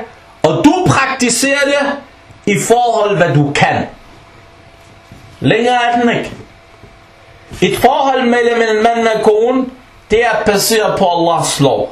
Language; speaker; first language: Danish; early bilingual, other home language; Arabic